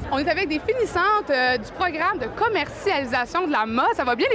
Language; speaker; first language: French; native; French